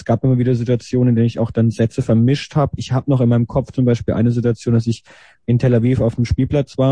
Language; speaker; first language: German; early bilingual, other home language; Hebrew